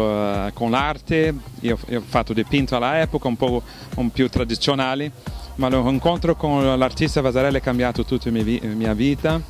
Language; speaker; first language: Italian; non-native, fluent; Portuguese